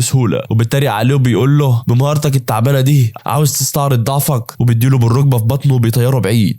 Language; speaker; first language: Arabic; native; Arabic